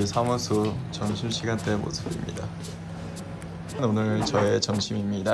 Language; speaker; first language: Korean; non-native, fluent; Mongolian